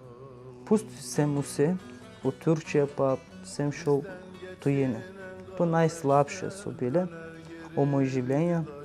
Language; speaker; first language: Slovenian; non-native, learner; Turkish